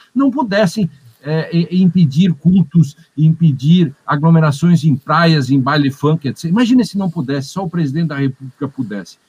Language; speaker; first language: Portuguese; native; Portuguese